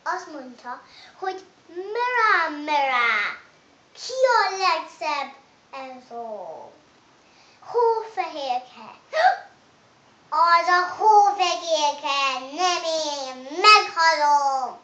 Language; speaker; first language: Hungarian; non-native, learner; English